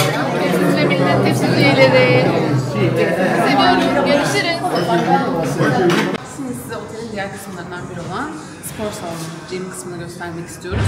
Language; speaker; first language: Turkish; native; Turkish